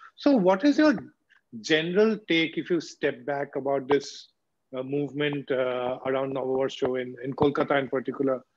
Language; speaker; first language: English; non-native, local second language; Bangla